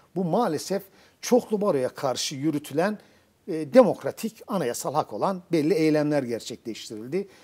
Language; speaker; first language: Turkish; native; Turkish